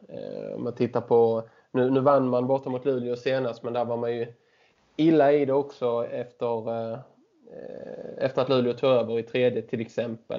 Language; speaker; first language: Swedish; native; Swedish